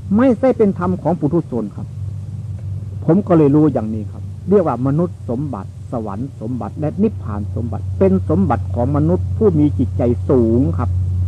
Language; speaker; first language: Thai; native; Thai